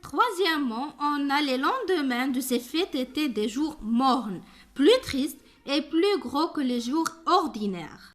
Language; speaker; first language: French; non-native, local second language; Arabic